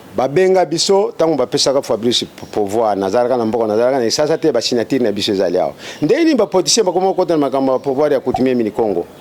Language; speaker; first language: Lingala; non-native, local second language; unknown